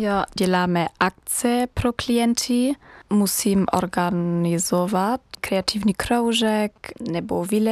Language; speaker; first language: Czech; non-native, learner; German